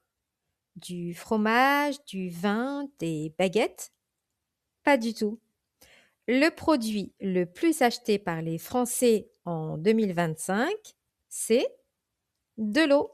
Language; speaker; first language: French; native; French